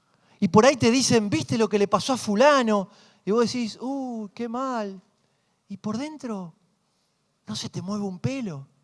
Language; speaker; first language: Spanish; native; Spanish